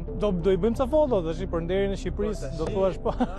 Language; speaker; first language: Albanian; native; Albanian